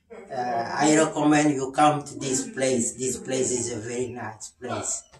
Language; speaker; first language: English; non-native, learner; Arabic